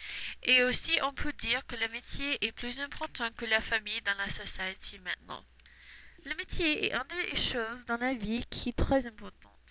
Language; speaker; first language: French; non-native, learner; English